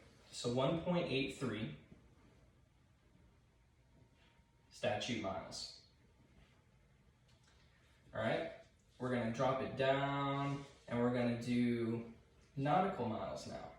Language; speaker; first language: English; native; English